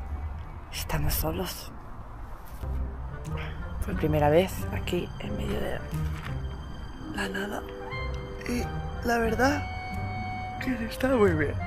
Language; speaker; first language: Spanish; non-native, learner; Italian